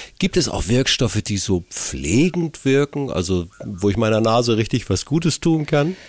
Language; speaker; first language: German; native; German